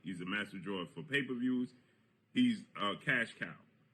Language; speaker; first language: English; native; English